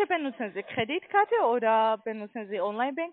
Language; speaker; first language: German; non-native, learner; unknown